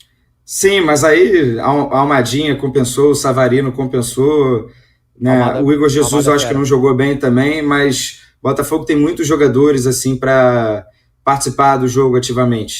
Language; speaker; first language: Portuguese; native; Portuguese